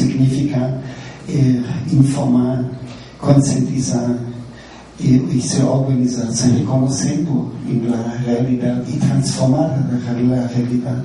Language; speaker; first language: Spanish; non-native, fluent; German